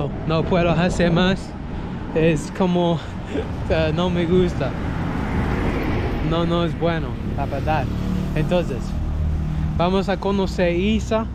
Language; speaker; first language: Spanish; non-native, learner; English